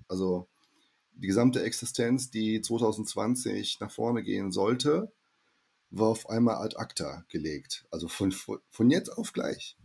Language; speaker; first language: German; early bilingual, heritage; German